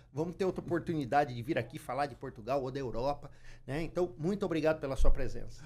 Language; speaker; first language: Portuguese; native; Portuguese